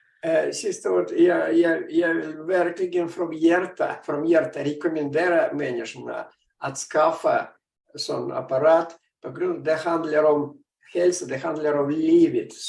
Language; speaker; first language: Swedish; non-native, fluent; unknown